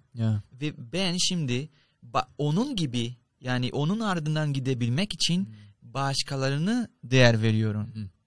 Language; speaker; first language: Turkish; non-native, fluent; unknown